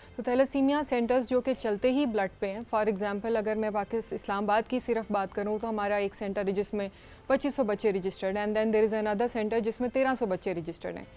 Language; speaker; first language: Urdu; native; Urdu